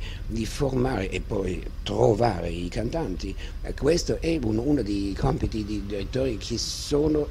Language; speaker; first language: Italian; non-native, fluent; German